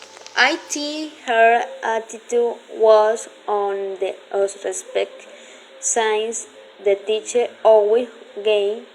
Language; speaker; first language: English; non-native, learner; Spanish